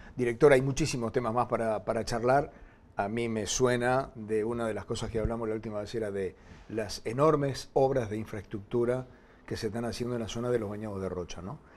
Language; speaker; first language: Spanish; native; Spanish